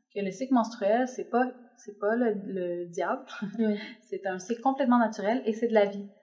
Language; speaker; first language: French; native; French